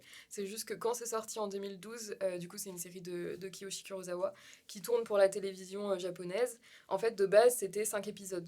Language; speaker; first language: French; native; French